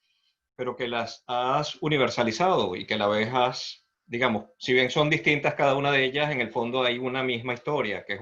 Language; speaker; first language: Spanish; native; Spanish